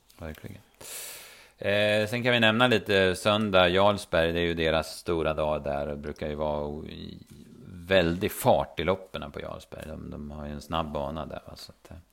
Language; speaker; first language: Swedish; native; Swedish